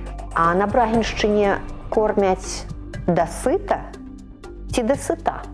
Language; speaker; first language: Belarusian; native; Belarusian